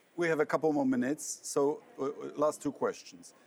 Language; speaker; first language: English; non-native, fluent; Polish